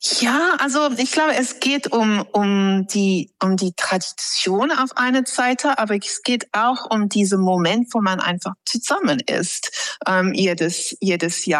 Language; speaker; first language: German; non-native, fluent; English